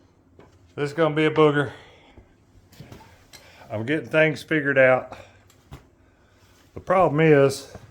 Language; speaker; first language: English; native; English